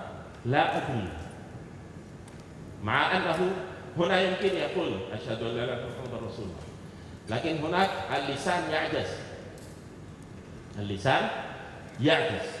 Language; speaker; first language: Arabic; non-native, fluent; Indonesian